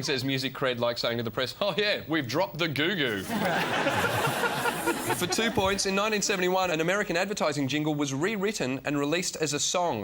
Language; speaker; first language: English; native; English